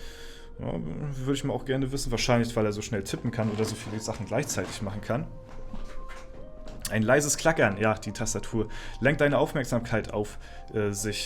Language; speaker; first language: German; native; German